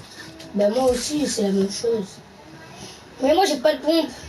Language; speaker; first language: French; native; French